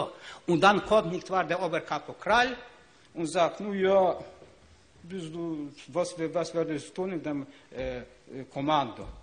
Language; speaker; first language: German; non-native, learner; Ukrainian